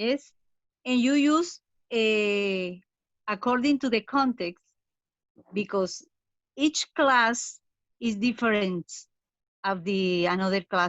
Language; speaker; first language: English; non-native, fluent; Spanish